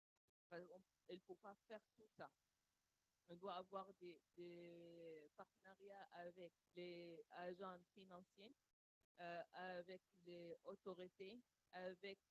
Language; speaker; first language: French; non-native, learner; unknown